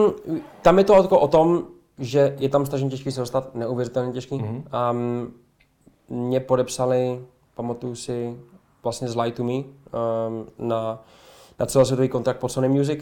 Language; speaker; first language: Czech; native; Czech